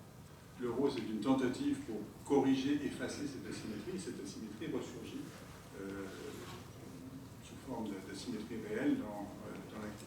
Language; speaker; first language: French; native; French